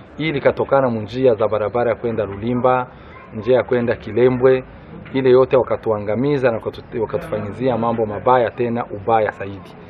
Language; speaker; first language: Swahili; non-native, local second language; Kinyarwanda